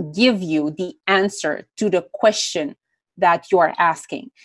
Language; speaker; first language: English; non-native, fluent; Romanian